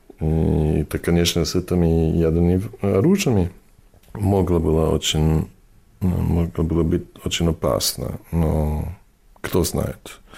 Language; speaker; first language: Russian; non-native, fluent; English